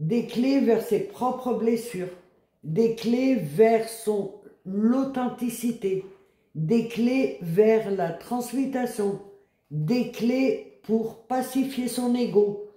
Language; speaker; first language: French; native; French